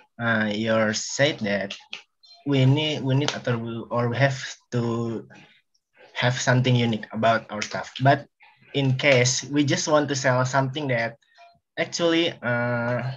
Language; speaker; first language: English; non-native, learner; Indonesian